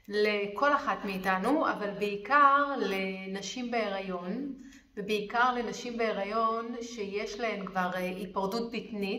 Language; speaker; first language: Hebrew; native; Hebrew